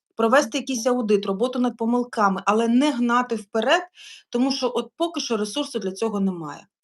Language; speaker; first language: Ukrainian; native; Ukrainian